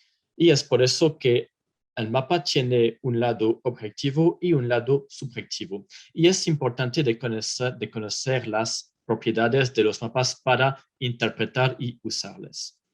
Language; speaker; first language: Spanish; non-native, fluent; French